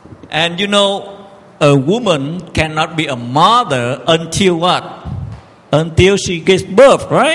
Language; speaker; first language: English; non-native, fluent; Vietnamese